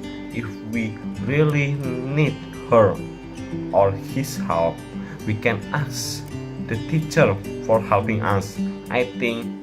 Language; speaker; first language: English; non-native, learner; Indonesian